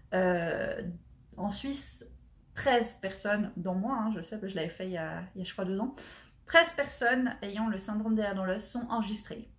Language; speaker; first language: French; native; French